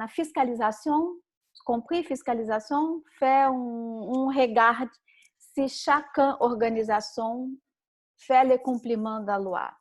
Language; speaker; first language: French; non-native, learner; Portuguese